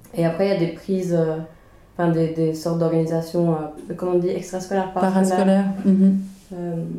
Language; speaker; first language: French; early bilingual, other home language; Swedish